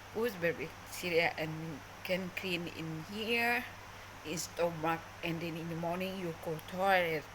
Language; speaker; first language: English; non-native, learner; Thai